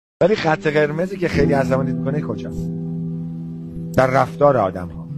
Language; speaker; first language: Persian; native; Persian